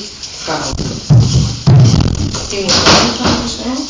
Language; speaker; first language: Dutch; native; Dutch